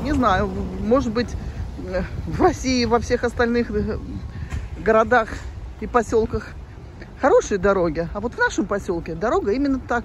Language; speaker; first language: Russian; native; Russian